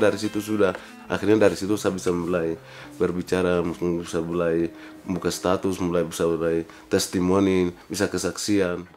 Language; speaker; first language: Indonesian; non-native, local second language; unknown